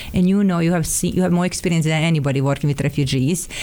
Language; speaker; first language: English; non-native, fluent; Serbian